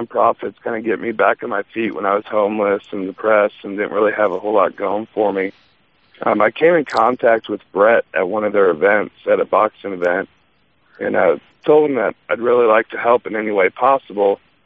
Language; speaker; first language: English; native; English